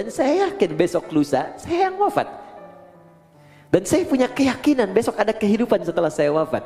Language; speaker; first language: Indonesian; native; Indonesian